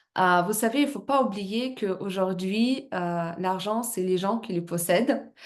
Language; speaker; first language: French; non-native, fluent; Russian